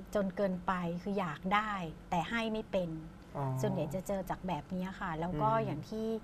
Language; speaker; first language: Thai; native; Thai